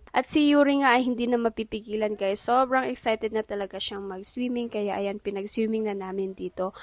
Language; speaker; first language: Filipino; non-native, local second language; Cebuano